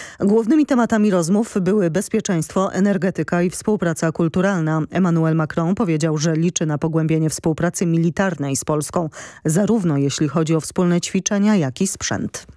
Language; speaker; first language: Polish; native; Polish